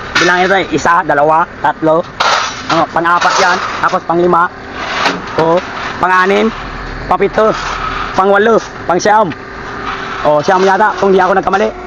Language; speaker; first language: Filipino; non-native, local second language; Cebuano